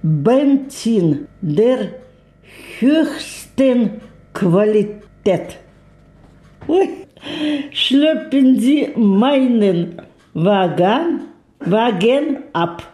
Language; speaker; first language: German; non-native, learner; Russian